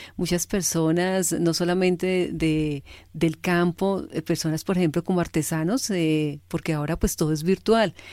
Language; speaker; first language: Spanish; native; Spanish